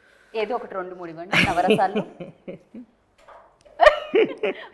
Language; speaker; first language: Telugu; native; Telugu